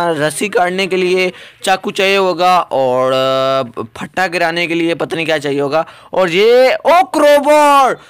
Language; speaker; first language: Hindi; native; Hindi